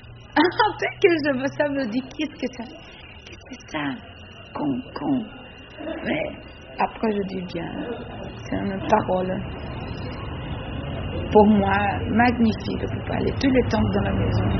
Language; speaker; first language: French; non-native, learner; Portuguese